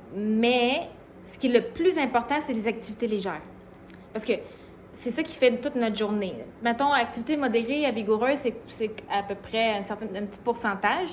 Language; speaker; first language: French; native; French